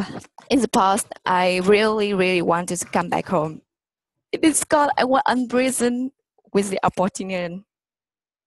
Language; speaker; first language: English; non-native, learner; Vietnamese